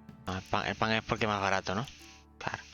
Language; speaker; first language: Spanish; native; Spanish